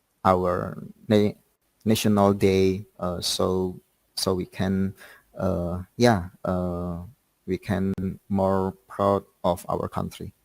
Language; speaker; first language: English; non-native, learner; Indonesian